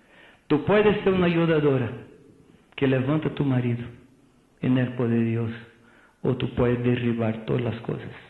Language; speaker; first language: Spanish; non-native, fluent; Portuguese